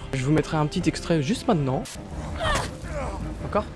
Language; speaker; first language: French; native; French